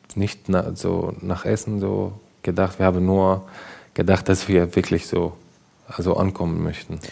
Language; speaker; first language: German; non-native, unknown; Arabic